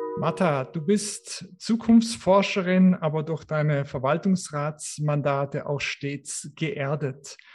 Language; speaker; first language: German; native; German